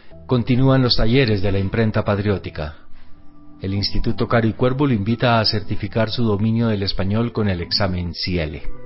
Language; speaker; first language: Spanish; native; Spanish